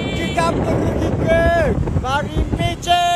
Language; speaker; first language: Indonesian; non-native, learner; Japanese